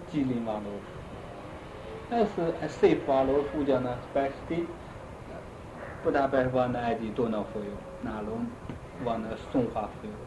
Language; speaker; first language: Hungarian; non-native, learner; Chinese